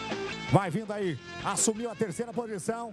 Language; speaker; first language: Portuguese; native; Portuguese